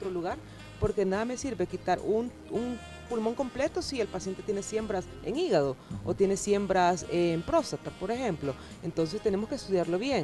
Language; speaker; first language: Spanish; native; Spanish